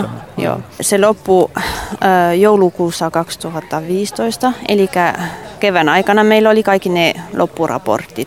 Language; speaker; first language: Finnish; non-native, fluent; French